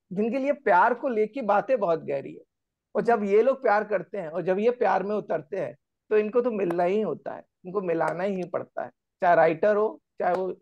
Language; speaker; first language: Hindi; native; Hindi